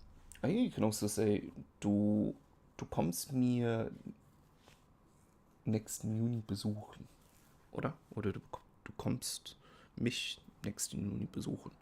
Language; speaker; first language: German; non-native, fluent; English